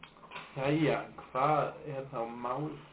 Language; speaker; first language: Icelandic; non-native, learner; English